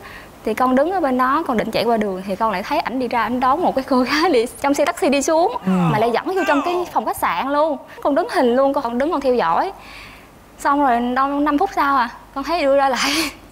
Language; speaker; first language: Vietnamese; native; Vietnamese